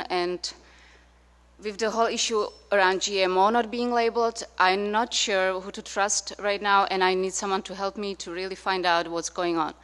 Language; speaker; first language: English; non-native, fluent; Czech